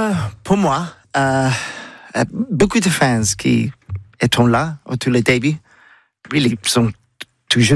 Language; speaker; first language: French; non-native, learner; English